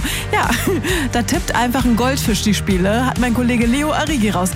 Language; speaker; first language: German; native; German